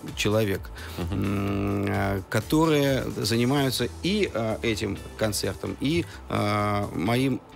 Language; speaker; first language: Russian; native; Russian